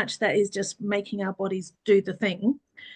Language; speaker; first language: English; early bilingual, other home language; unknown